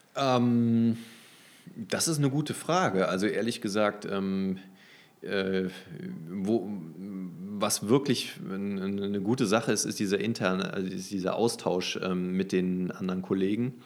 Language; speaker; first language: German; native; German